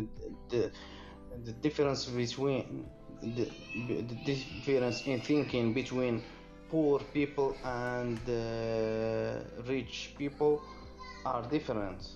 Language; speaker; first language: English; non-native, learner; Arabic